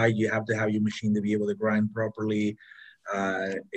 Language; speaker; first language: English; non-native, fluent; Spanish